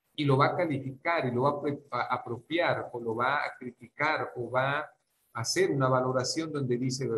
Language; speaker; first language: Spanish; non-native, local second language; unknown